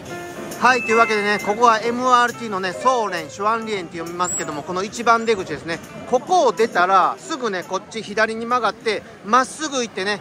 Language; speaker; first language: Japanese; native; Japanese